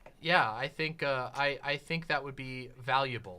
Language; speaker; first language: English; native; English